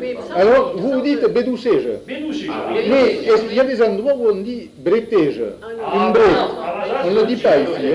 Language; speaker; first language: French; native; French